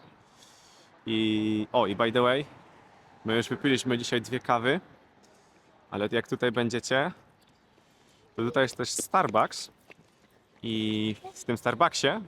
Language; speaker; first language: Polish; native; Polish